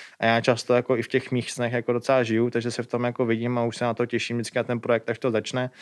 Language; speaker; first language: Czech; native; Czech